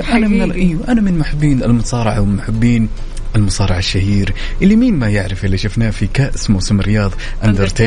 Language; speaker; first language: Arabic; native; Arabic